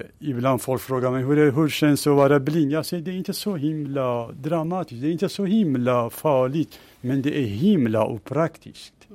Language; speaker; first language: Swedish; non-native, fluent; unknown